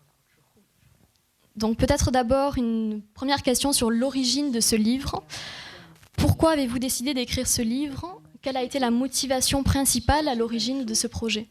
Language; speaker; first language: French; native; French